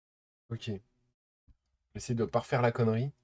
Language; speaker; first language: French; native; French